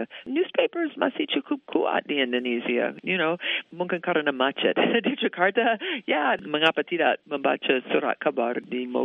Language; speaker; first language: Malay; non-native, fluent; English